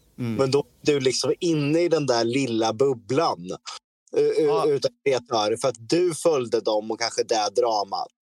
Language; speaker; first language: Swedish; native; Swedish